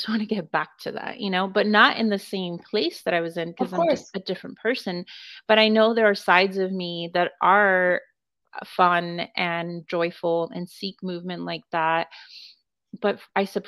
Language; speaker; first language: English; native; English